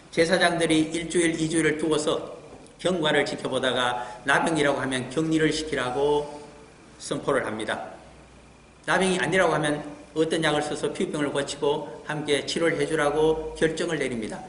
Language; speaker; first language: Korean; native; Korean